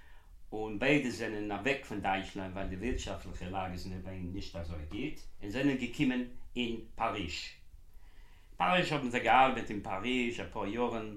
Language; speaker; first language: German; non-native, learner; Yiddish